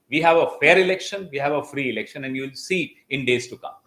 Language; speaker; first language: English; non-native, local second language; Hindi